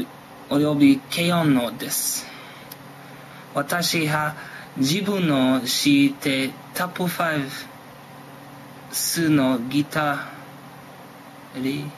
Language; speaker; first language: Japanese; non-native, learner; English